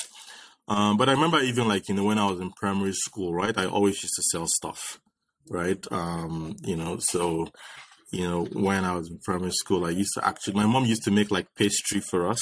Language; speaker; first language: English; non-native, local second language; Yoruba